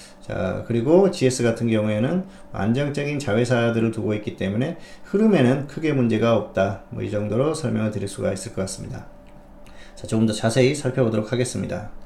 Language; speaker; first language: Korean; native; Korean